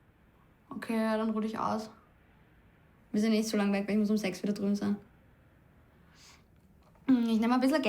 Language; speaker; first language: German; native; German